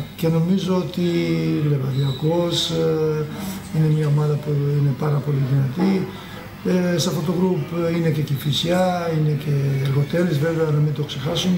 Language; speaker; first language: Greek; non-native, fluent; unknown